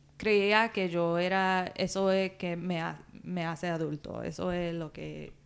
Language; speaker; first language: Spanish; early bilingual, heritage; Spanish